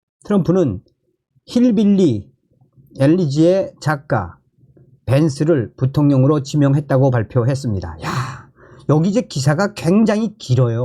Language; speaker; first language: Korean; native; Korean